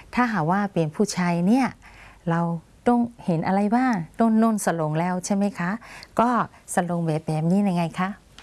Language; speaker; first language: Thai; non-native, fluent; Burmese